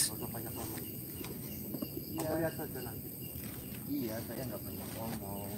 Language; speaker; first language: Indonesian; non-native, local second language; Javanese